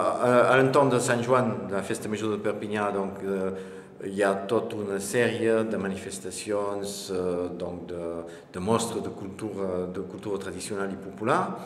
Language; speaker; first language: Catalan; non-native, local second language; French